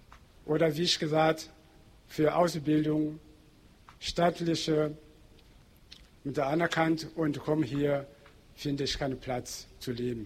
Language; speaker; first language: German; non-native, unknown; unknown